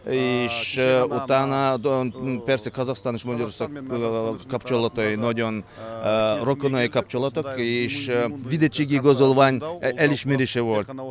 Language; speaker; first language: Hungarian; non-native, fluent; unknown